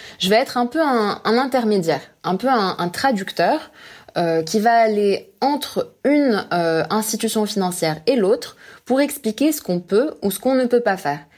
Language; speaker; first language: French; non-native, local second language; Arabic